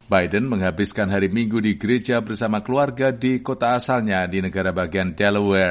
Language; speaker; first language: Indonesian; native; Indonesian